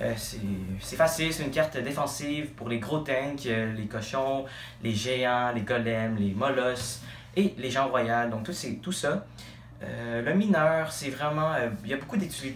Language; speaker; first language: French; native; French